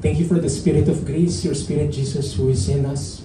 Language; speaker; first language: English; non-native, local second language; Filipino